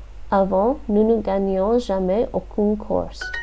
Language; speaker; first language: French; non-native, learner; English